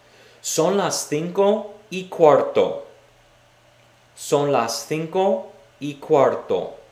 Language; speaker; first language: Spanish; non-native, fluent; English